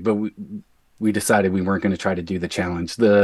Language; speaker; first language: English; native; English